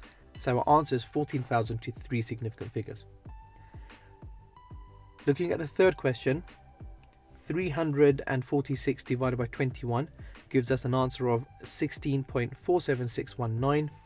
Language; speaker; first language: English; native; English